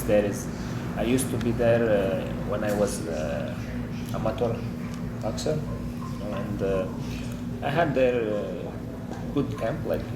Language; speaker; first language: English; non-native, learner; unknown